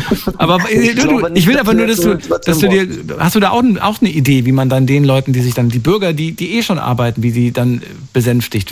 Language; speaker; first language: German; native; German